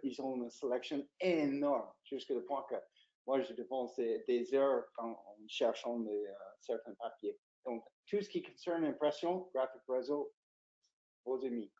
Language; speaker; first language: French; non-native, fluent; English